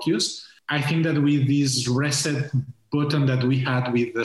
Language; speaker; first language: English; non-native, fluent; Spanish